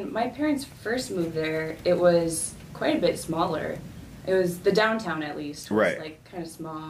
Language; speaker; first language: English; native; English